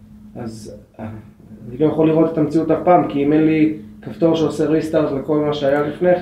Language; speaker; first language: Hebrew; native; Hebrew